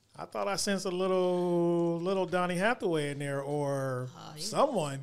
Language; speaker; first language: English; native; English